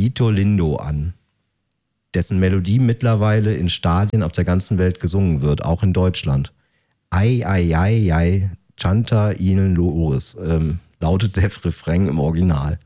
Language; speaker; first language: German; native; German